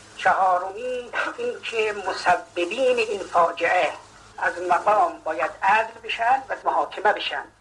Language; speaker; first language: Persian; non-native, local second language; Azerbaijani